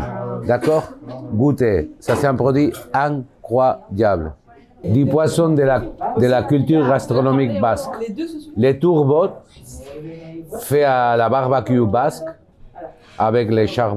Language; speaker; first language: French; non-native, learner; Basque